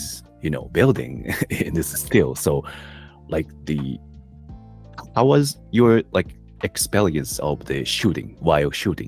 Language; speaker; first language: English; non-native, learner; Japanese